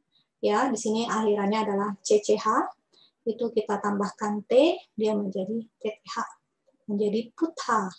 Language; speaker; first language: Indonesian; native; Indonesian